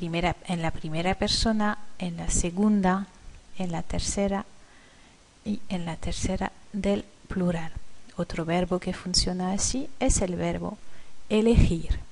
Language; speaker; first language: Spanish; non-native, fluent; French